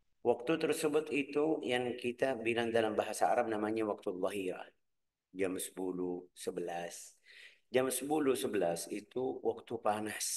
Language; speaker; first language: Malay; non-native, fluent; Arabic